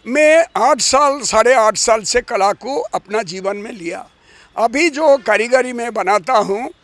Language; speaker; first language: Hindi; non-native, local second language; Odia